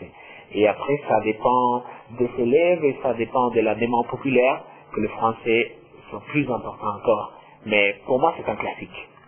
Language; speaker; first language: French; non-native, fluent; Spanish